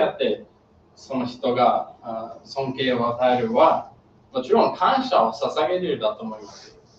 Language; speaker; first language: Japanese; non-native, learner; English